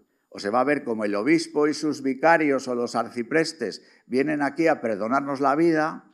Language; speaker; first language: Spanish; native; Spanish